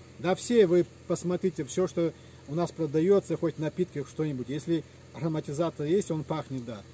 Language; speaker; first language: Russian; non-native, local second language; Adyghe